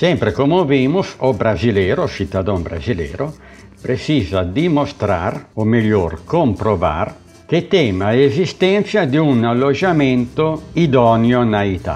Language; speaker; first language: Portuguese; non-native, learner; Italian